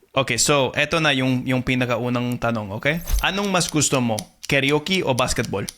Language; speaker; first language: Filipino; non-native, fluent; English